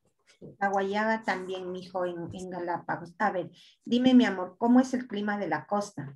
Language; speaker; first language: Spanish; native; Spanish